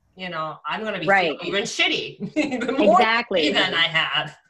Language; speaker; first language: English; non-native, fluent; Japanese